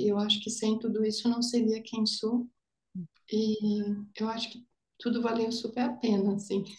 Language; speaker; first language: Portuguese; non-native, fluent; German